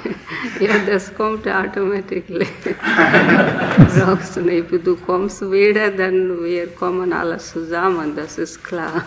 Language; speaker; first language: German; non-native, learner; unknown